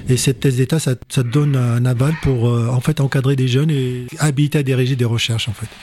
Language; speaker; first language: French; non-native, local second language; Arabic